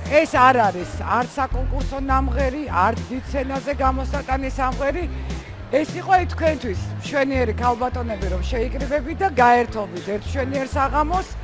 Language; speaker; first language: Georgian; native; Georgian